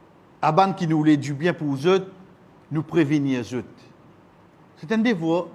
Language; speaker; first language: French; non-native, local second language; Morisyen